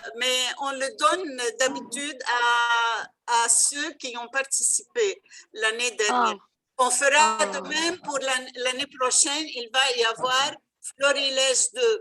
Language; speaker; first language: French; non-native, local second language; Arabic